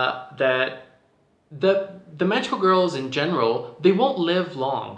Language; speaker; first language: English; non-native, fluent; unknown